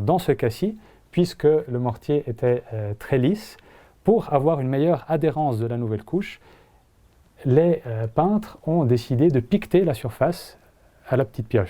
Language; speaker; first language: French; non-native, fluent; Italian